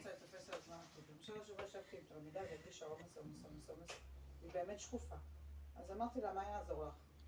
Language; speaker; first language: Hebrew; native; Hebrew